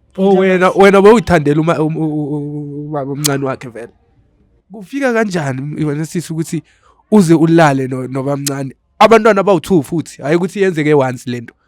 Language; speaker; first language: Zulu; non-native, local second language; Xhosa